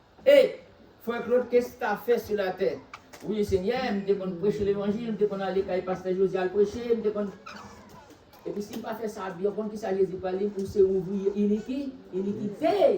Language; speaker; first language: French; non-native, local second language; Haitian Creole